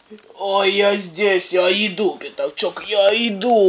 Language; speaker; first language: Russian; early bilingual, heritage; Russian